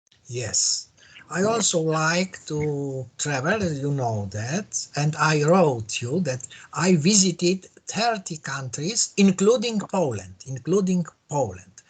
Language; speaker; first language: English; non-native, learner; Polish